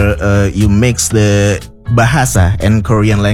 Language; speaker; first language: English; non-native, fluent; Indonesian